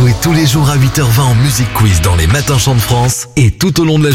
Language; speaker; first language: French; native; French